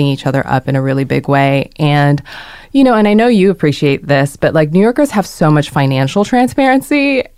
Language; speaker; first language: English; non-native, local second language; Korean